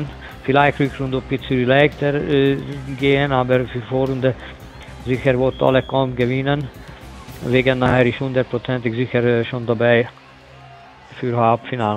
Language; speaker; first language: German; non-native, learner; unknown